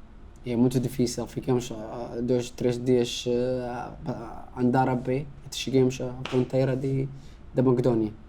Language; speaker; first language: Portuguese; non-native, learner; Arabic